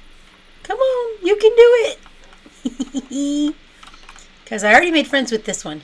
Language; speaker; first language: English; native; English